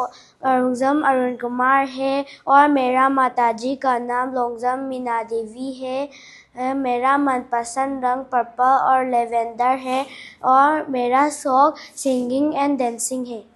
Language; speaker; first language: Hindi; non-native, local second language; Manipuri